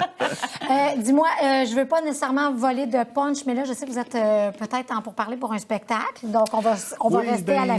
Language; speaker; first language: French; native; French